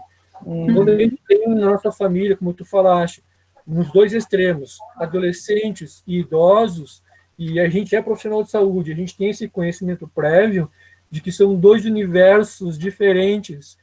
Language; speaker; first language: Portuguese; native; Portuguese